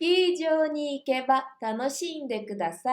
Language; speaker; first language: Japanese; non-native, learner; Portuguese